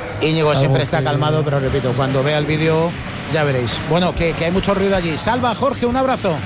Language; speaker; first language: Spanish; native; Spanish